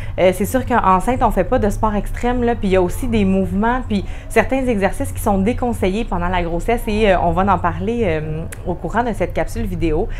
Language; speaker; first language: French; native; French